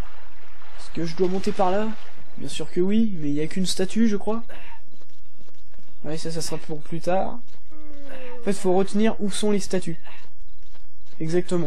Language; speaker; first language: French; native; French